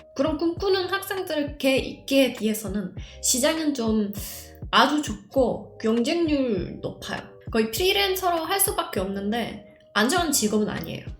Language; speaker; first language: Korean; non-native, fluent; Czech